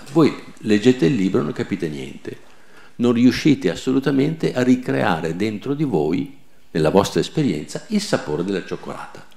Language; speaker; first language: Italian; non-native, local second language; Venetian